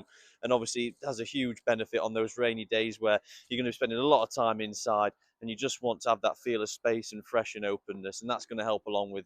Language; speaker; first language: English; native; English